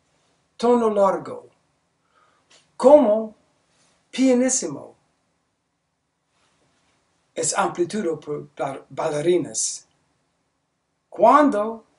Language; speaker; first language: Spanish; non-native, learner; English